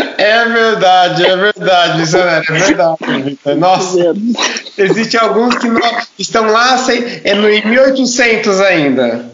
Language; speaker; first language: Portuguese; native; Portuguese